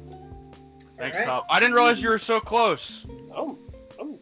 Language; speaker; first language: English; native; English